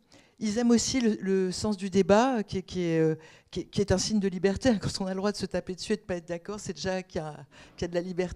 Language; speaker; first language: French; native; French